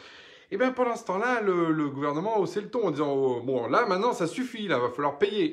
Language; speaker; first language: French; native; French